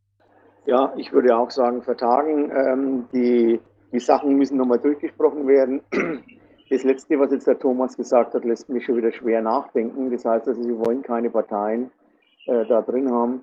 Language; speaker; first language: German; native; German